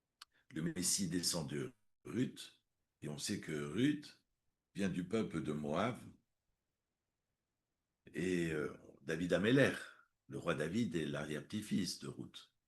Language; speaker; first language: French; native; French